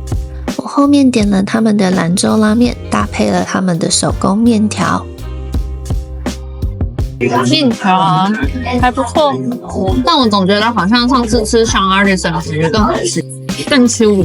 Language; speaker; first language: Chinese; native; Chinese